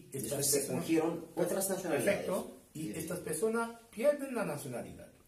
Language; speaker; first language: Spanish; non-native, fluent; Haitian Creole